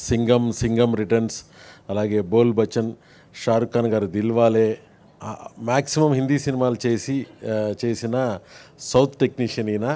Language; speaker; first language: Telugu; native; Telugu